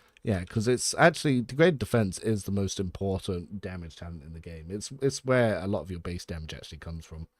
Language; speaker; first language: English; native; English